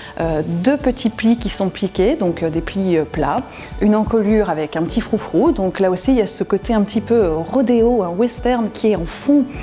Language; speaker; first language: French; native; French